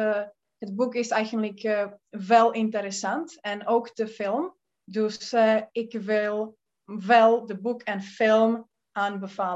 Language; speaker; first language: Dutch; non-native, learner; Czech